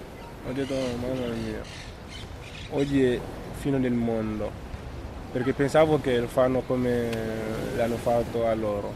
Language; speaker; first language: Italian; non-native, learner; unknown